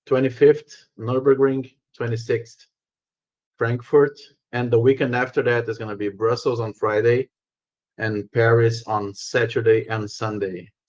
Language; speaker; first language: English; non-native, fluent; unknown